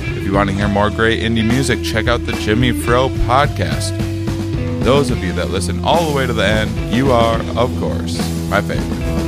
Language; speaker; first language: English; native; English